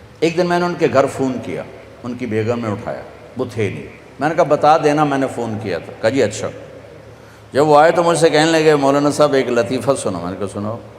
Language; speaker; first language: Urdu; non-native, local second language; Punjabi